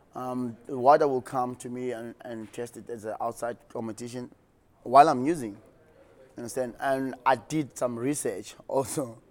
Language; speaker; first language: English; non-native, local second language; Xhosa